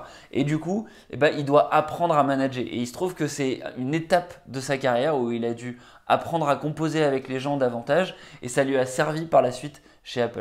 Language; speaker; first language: French; native; French